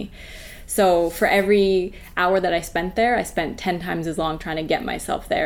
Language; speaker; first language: English; native; English